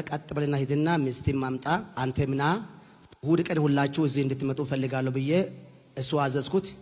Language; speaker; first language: Amharic; non-native, local second language; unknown